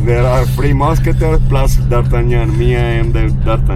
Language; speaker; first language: English; non-native, learner; Italian